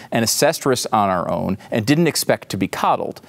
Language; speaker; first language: English; native; English